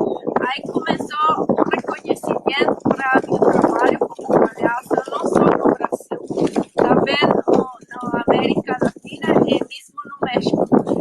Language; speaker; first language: Portuguese; non-native, fluent; Spanish